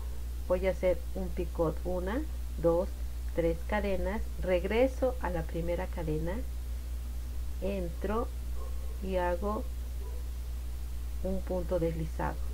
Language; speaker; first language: Spanish; native; Spanish